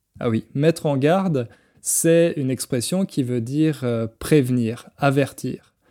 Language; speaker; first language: French; native; French